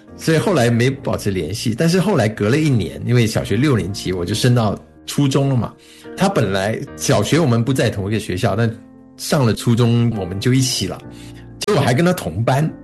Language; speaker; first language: Chinese; native; Chinese